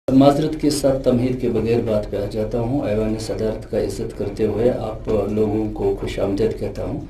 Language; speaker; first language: Urdu; non-native, local second language; Kashmiri